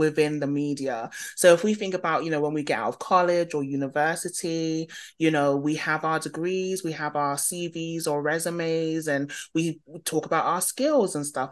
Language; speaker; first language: English; native; English